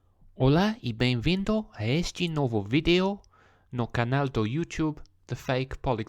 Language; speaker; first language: Portuguese; non-native, learner; English